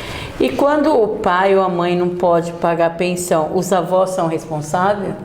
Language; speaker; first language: Portuguese; native; Portuguese